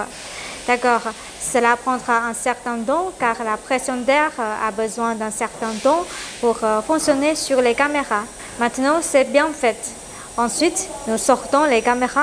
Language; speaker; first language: French; non-native, learner; Chinese